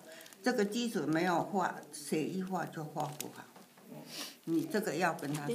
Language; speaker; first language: Chinese; native; Chinese